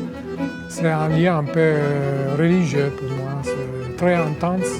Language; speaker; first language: French; non-native, fluent; Italian